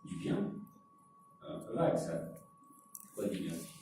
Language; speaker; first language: French; native; French